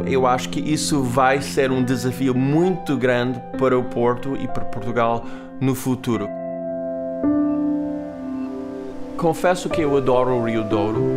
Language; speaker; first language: Portuguese; non-native, fluent; English